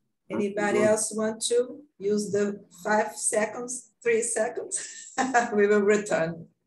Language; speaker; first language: English; non-native, fluent; Portuguese